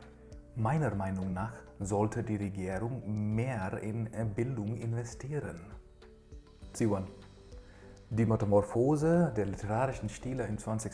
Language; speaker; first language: German; non-native, fluent; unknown